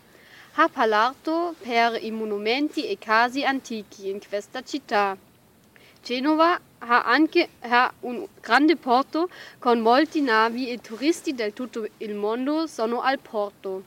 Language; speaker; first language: Italian; non-native, learner; German